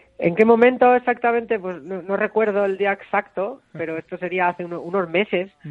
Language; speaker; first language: Spanish; native; Spanish